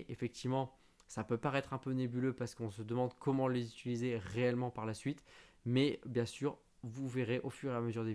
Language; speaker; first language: French; native; French